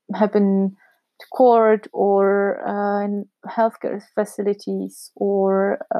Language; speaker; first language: English; non-native, fluent; Czech